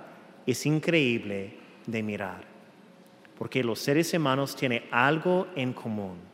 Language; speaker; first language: Spanish; non-native, fluent; English